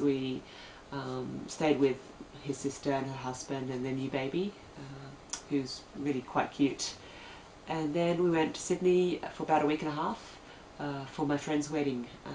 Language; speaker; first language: English; native; English